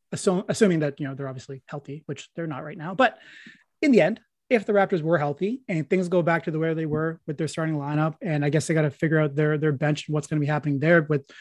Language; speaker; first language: English; native; English